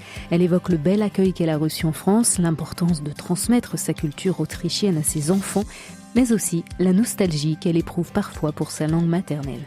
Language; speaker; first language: French; native; French